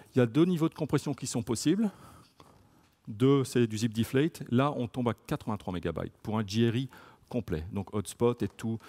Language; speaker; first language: French; native; French